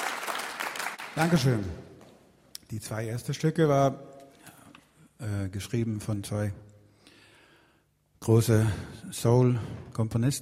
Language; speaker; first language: German; non-native, fluent; Swedish